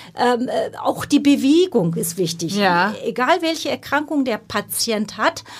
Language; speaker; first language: German; non-native, fluent; Turkish